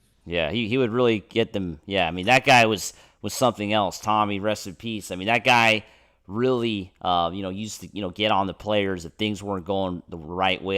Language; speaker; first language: English; native; English